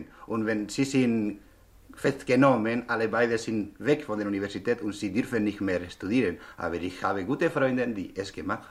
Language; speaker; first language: German; non-native, learner; Spanish